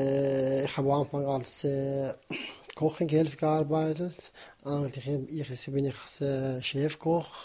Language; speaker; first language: German; non-native, learner; Kurdish